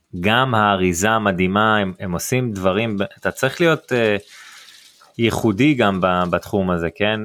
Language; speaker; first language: Hebrew; early bilingual, heritage; Hebrew